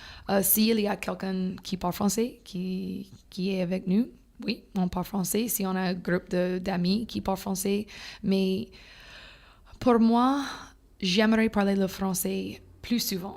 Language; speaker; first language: French; non-native, fluent; English